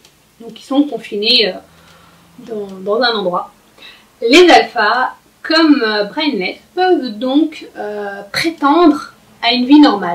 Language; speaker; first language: French; native; French